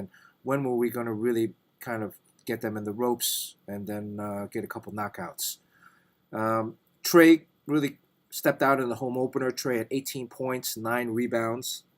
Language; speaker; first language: English; native; English